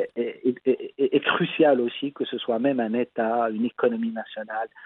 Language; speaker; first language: French; non-native, local second language; Arabic